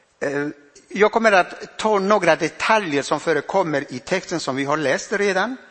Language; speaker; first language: Swedish; non-native, fluent; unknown